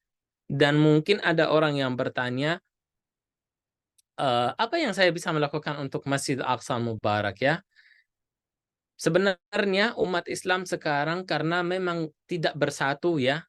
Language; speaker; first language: Indonesian; non-native, fluent; Arabic